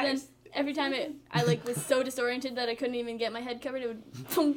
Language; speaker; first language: English; native; English